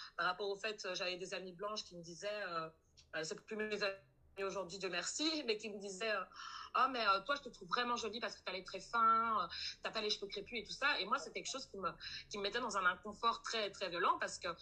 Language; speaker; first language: French; native; French